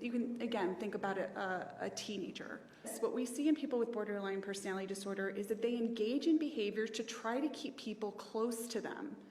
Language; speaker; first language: English; native; English